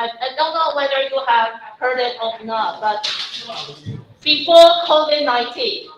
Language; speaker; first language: English; non-native, fluent; Chinese